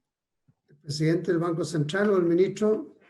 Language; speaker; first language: Spanish; native; Spanish